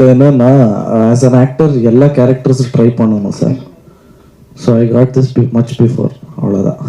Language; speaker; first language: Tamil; non-native, learner; Kannada